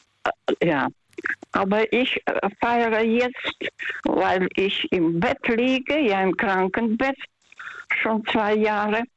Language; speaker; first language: German; non-native, fluent; Russian